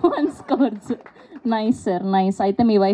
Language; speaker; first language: Telugu; native; Telugu